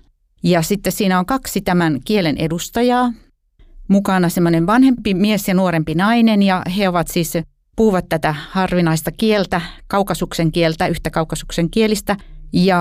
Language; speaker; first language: Finnish; native; Finnish